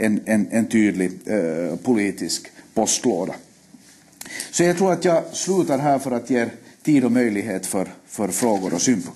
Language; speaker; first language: Swedish; native; Swedish